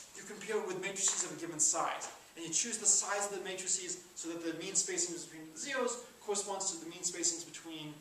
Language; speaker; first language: English; native; English